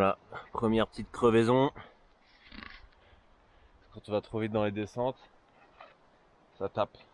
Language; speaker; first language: French; native; French